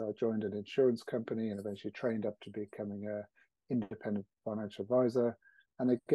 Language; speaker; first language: English; native; English